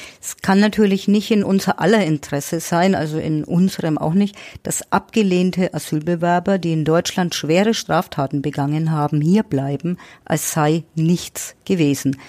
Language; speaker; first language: German; native; German